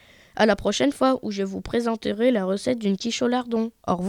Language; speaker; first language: French; native; French